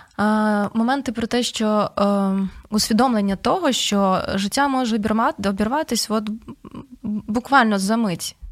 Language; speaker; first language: Ukrainian; native; Ukrainian